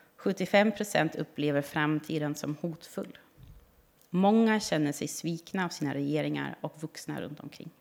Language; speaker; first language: Swedish; non-native, fluent; German